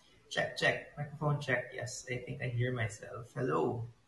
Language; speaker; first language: English; non-native, local second language; Filipino